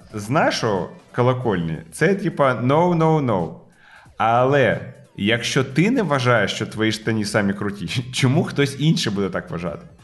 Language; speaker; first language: Ukrainian; non-native, local second language; Russian